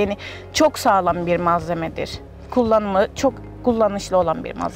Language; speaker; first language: Turkish; native; Turkish